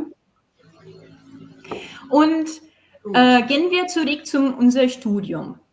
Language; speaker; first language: German; non-native, fluent; Portuguese